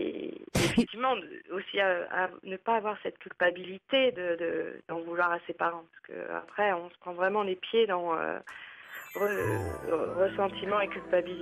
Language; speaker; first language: French; native; French